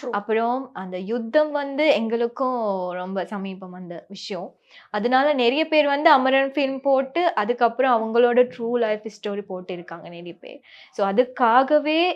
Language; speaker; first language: Tamil; non-native, local second language; Sinhala